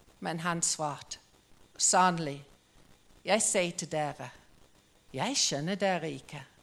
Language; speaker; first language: Norwegian; non-native, fluent; English